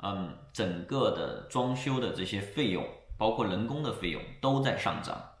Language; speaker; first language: Chinese; native; Chinese